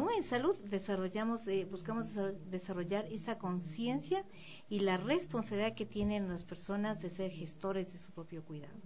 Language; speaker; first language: Spanish; native; Spanish